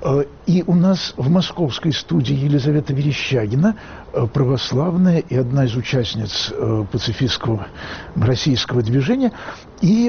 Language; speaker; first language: Russian; native; Russian